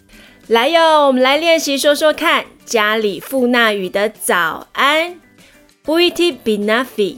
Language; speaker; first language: Chinese; native; Chinese